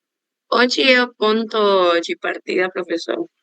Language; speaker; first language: Portuguese; non-native, learner; Spanish